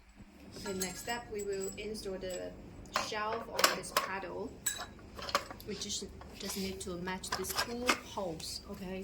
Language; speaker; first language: English; non-native, learner; Chinese